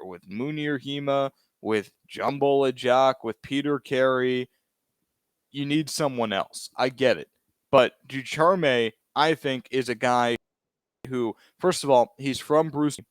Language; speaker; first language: English; native; English